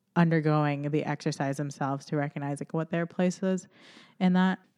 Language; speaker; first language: English; early bilingual, other home language; Filipino